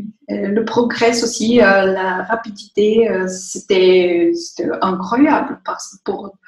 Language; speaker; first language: French; non-native, fluent; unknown